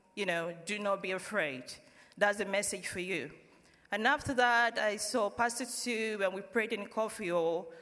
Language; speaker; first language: English; non-native, local second language; Yoruba